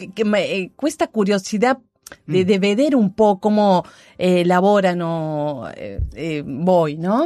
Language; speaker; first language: Italian; non-native, learner; Spanish